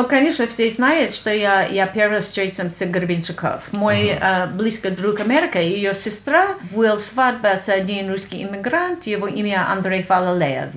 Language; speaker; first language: Russian; non-native, learner; English